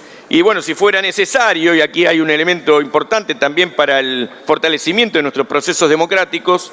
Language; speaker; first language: Spanish; native; Spanish